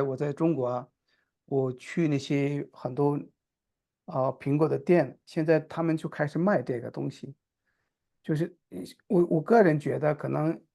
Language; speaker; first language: Chinese; non-native, local second language; Tibetan